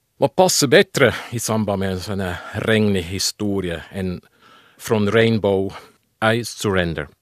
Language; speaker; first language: Swedish; non-native, fluent; German